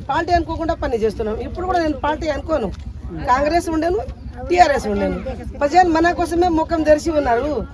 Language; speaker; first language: Telugu; non-native, local second language; Lambadi